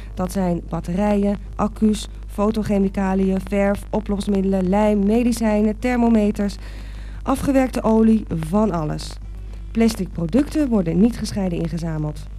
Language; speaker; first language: Dutch; native; Dutch